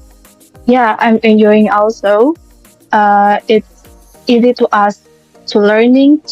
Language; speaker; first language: English; non-native, learner; Indonesian